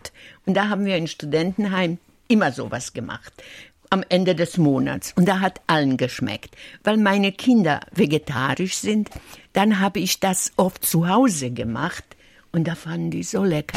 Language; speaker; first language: German; non-native, fluent; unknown